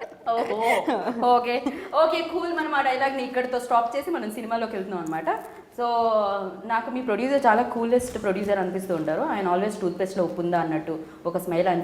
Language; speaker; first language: Telugu; native; Telugu